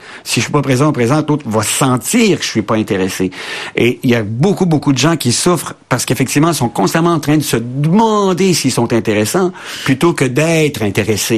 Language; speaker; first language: French; native; French